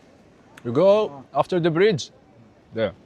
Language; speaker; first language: English; non-native, learner; French